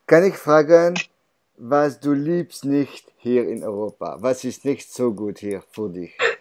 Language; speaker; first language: German; non-native, learner; French